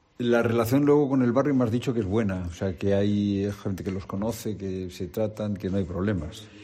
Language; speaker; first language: Spanish; native; Spanish